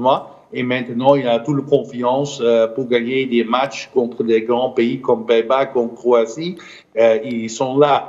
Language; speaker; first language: French; non-native, fluent; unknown